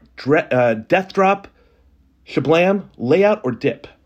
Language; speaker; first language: English; native; English